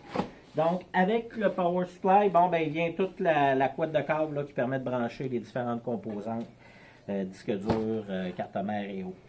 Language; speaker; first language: French; native; French